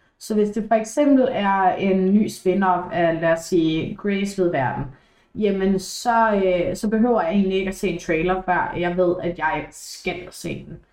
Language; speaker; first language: Danish; early bilingual, other home language; English